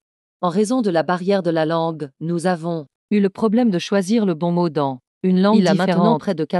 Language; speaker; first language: French; non-native, learner; Tibetan